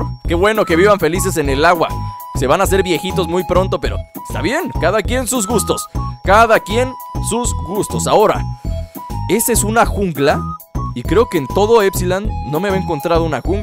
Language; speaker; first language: Spanish; native; Spanish